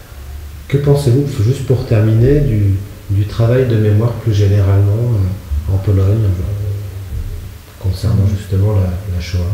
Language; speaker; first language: French; native; French